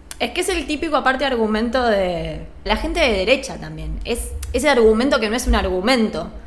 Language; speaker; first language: Spanish; native; Spanish